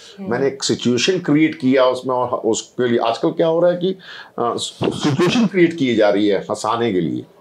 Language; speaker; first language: Hindi; native; Hindi